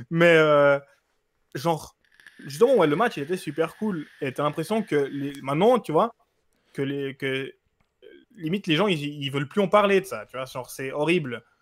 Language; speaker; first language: French; early bilingual, other home language; Portuguese